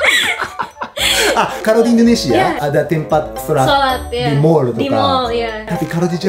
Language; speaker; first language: Indonesian; non-native, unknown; Japanese